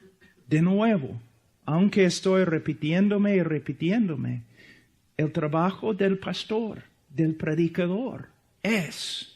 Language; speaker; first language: Spanish; non-native, fluent; English